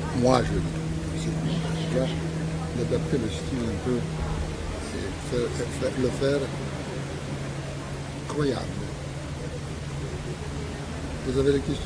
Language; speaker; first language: French; non-native, fluent; Russian